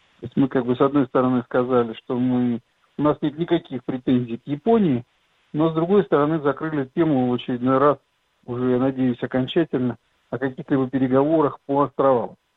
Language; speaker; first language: Russian; native; Russian